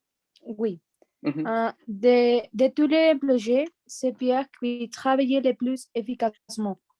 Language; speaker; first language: French; non-native, learner; Spanish